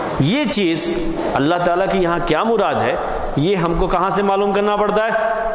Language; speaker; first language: Urdu; native; Urdu